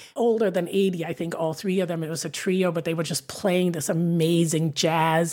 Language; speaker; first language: English; non-native, fluent; Danish